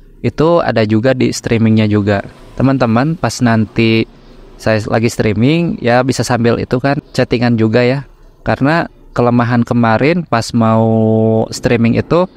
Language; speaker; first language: Indonesian; native; Indonesian